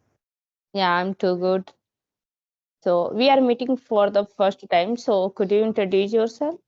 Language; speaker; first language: English; non-native, learner; Hindi